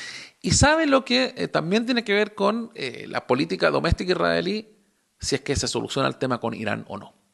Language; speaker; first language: Spanish; native; Spanish